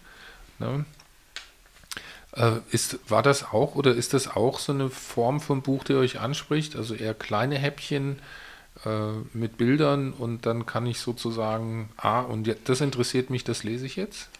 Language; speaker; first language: German; native; German